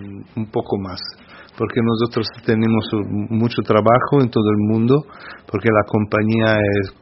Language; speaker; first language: Spanish; non-native, fluent; Italian